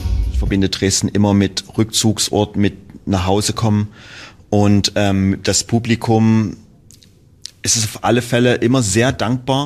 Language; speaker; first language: German; native; German